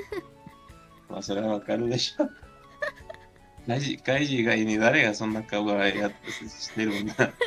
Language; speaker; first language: Japanese; non-native, fluent; Spanish